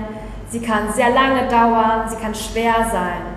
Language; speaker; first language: German; early bilingual, other home language; Vietnamese